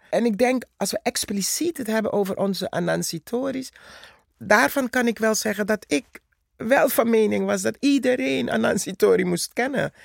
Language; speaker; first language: Dutch; native; Dutch